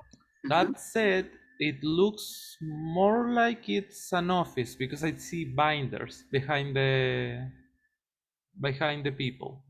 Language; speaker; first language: English; non-native, learner; Spanish